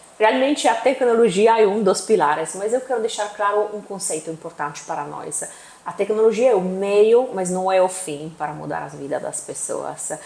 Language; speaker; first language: Portuguese; non-native, fluent; Italian